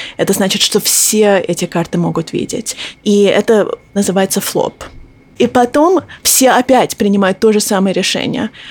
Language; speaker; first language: Russian; early bilingual, heritage; Russian